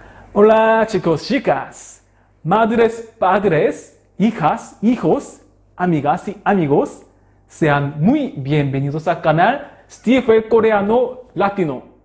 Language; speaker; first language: Spanish; non-native, local second language; Korean